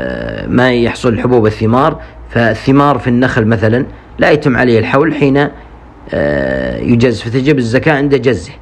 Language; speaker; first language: Arabic; native; Arabic